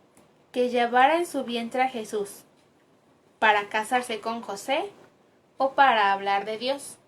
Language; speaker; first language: Spanish; native; Spanish